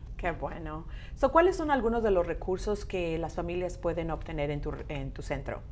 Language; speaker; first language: Spanish; native; Spanish